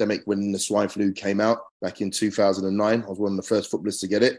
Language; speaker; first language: English; native; English